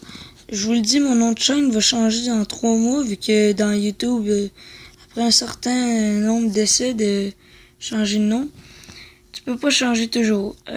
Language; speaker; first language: French; native; French